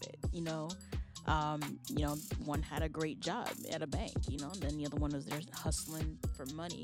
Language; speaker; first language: English; native; English